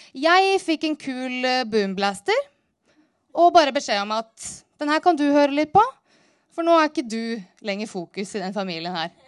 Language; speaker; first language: Norwegian; native; Norwegian